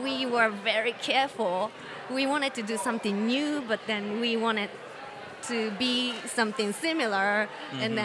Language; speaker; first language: English; non-native, fluent; Japanese